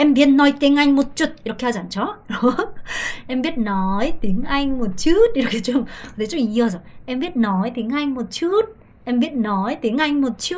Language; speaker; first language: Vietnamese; non-native, fluent; Korean